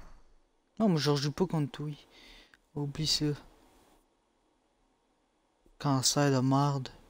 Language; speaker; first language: French; native; French